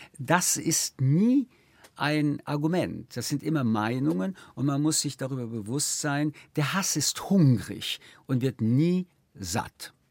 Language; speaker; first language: German; early bilingual, other home language; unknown